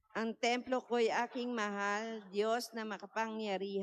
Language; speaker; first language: Filipino; native; Filipino